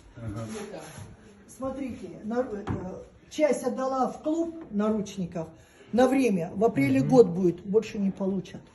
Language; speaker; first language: Russian; native; Russian